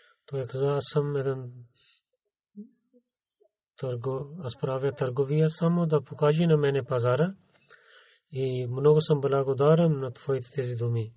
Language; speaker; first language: Bulgarian; non-native, learner; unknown